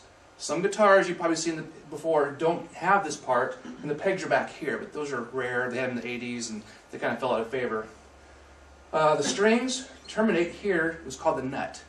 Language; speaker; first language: English; native; English